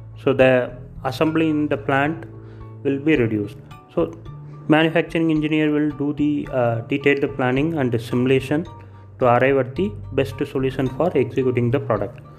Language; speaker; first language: English; non-native, local second language; Tamil